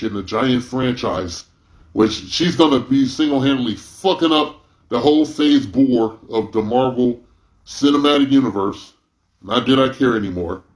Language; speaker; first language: English; native; English